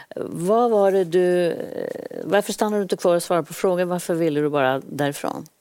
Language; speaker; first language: Swedish; native; Swedish